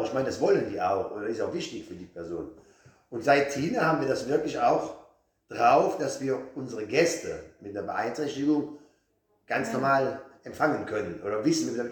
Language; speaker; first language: German; native; German